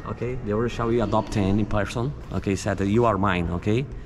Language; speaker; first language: English; non-native, fluent; Portuguese